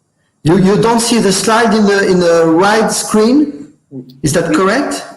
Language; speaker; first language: English; non-native, fluent; French